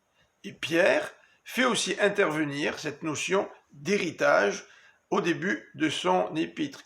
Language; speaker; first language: French; native; French